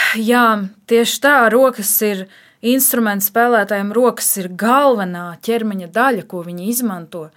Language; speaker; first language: Latvian; native; Latvian